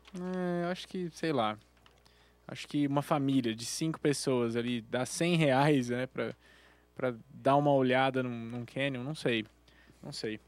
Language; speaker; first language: Portuguese; native; Portuguese